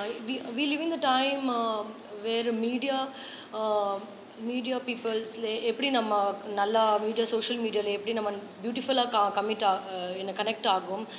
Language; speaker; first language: Tamil; non-native, learner; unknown